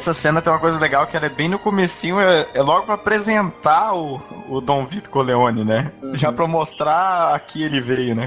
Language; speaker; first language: Portuguese; native; Portuguese